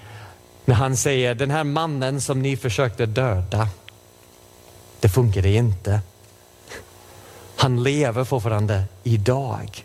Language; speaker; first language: Swedish; non-native, fluent; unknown